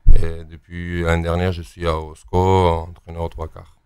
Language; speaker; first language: French; non-native, fluent; Georgian